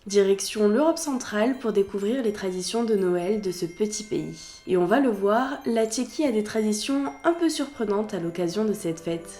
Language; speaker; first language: French; native; French